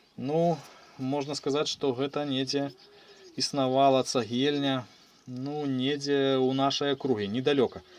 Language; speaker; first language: Belarusian; native; Belarusian